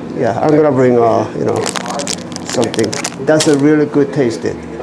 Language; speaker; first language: English; non-native, learner; Korean